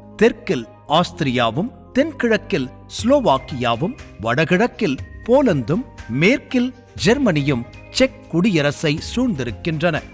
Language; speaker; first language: Tamil; native; Tamil